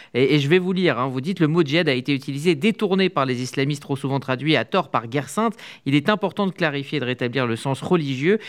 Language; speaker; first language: French; native; French